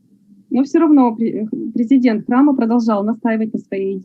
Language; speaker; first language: Russian; native; Russian